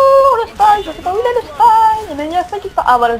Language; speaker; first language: French; native; French